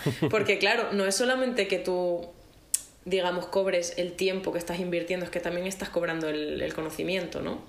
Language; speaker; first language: Spanish; native; Spanish